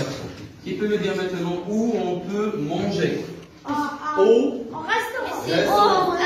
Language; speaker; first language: French; non-native, local second language; Arabic